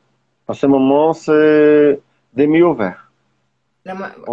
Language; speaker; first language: French; non-native, learner; Portuguese